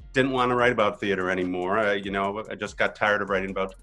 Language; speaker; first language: English; native; English